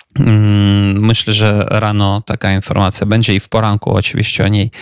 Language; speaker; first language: Polish; non-native, fluent; Ukrainian